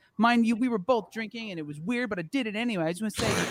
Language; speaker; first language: English; native; English